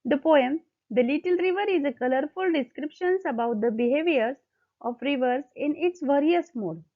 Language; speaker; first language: English; non-native, local second language; Marathi